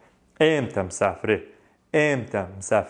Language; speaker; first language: Arabic; non-native, fluent; English